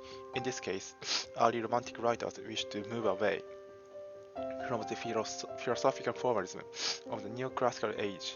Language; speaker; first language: English; non-native, fluent; Japanese